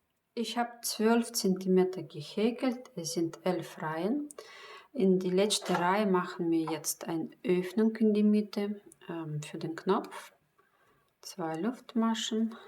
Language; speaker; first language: German; non-native, fluent; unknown